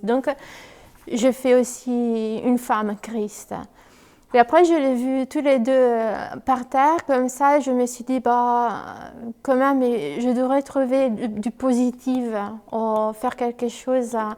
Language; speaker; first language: French; non-native, fluent; Italian